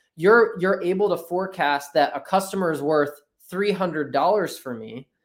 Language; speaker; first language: English; native; English